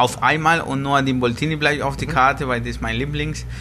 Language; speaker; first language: German; non-native, learner; Spanish